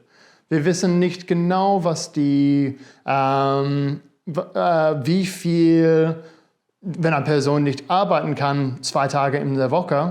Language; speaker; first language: German; non-native, fluent; English